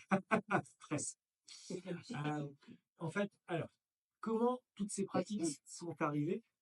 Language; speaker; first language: French; native; French